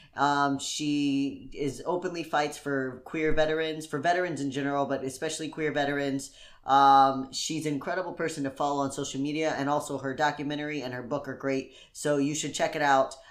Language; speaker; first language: English; native; English